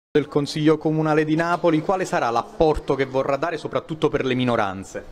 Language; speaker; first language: Italian; native; Italian